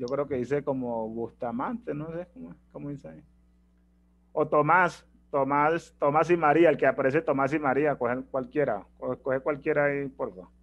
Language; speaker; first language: Spanish; native; Spanish